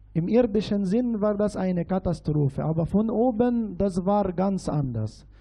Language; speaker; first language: German; non-native, fluent; Arabic